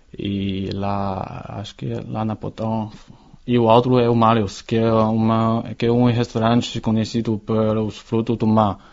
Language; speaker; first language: Portuguese; non-native, fluent; Chinese